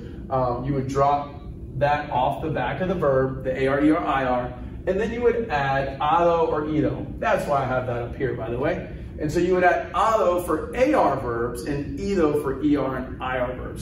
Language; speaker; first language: English; native; English